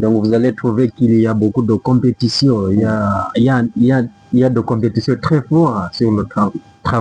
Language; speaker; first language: French; non-native, learner; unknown